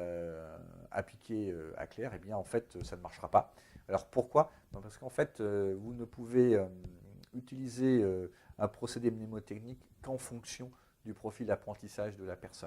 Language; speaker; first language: French; native; French